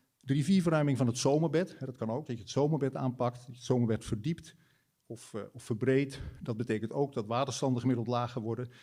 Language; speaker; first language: Dutch; native; Dutch